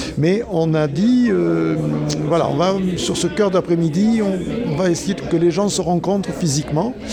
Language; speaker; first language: French; native; French